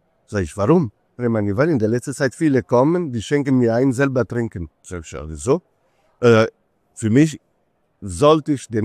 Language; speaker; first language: German; non-native, fluent; Italian